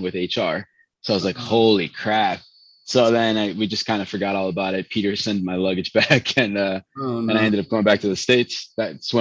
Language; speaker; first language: English; early bilingual, other home language; Spanish